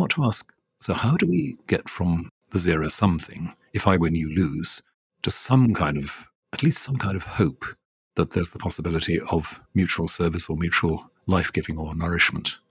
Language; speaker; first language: English; native; English